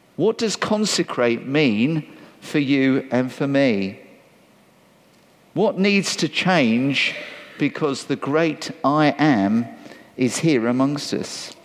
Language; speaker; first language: English; native; English